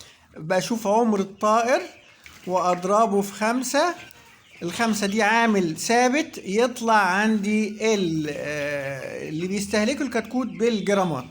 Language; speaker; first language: Arabic; native; Arabic